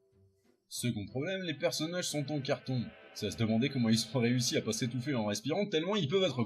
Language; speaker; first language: French; native; French